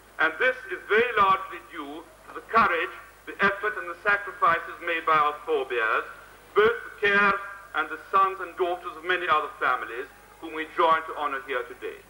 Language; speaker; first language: English; native; English